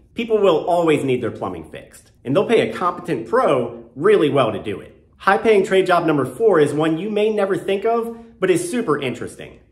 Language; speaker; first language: English; native; English